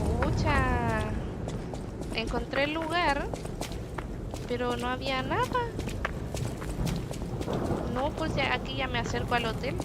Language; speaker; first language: Spanish; native; Spanish